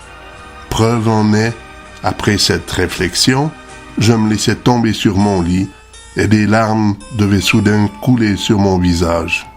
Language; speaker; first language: French; native; French